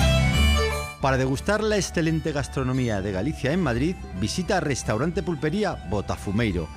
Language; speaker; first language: Spanish; native; Spanish